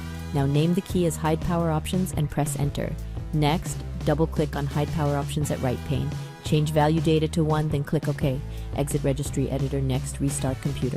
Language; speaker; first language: English; non-native, local second language; Filipino